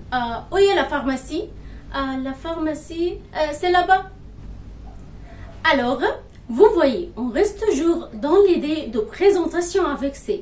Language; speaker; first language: French; non-native, fluent; Arabic